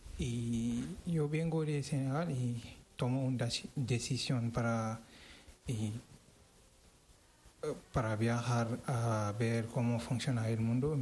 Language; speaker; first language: Spanish; non-native, learner; Wolof